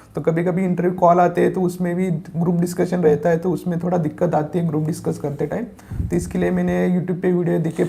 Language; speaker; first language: Hindi; non-native, local second language; Marathi